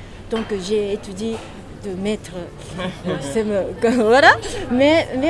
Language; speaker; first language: French; non-native, learner; Japanese